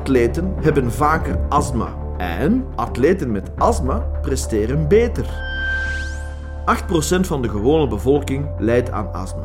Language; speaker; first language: Dutch; native; Dutch